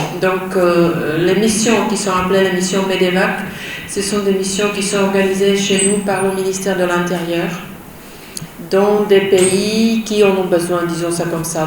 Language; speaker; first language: French; non-native, fluent; Czech